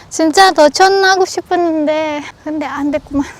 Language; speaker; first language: Korean; non-native, learner; Indonesian